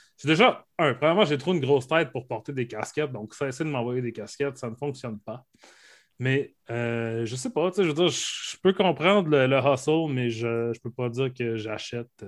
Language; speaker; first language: French; native; French